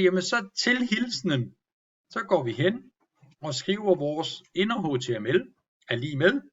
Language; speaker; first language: Danish; native; Danish